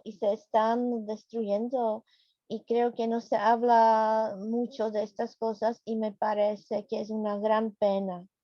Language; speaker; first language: Spanish; non-native, fluent; Czech